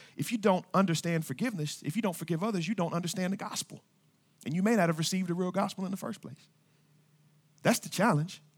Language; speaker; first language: English; native; English